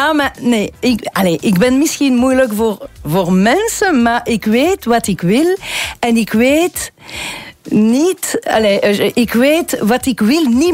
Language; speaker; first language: Dutch; non-native, local second language; French